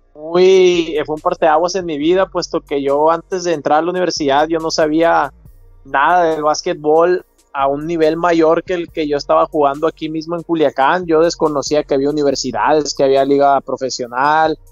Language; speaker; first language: Spanish; native; Spanish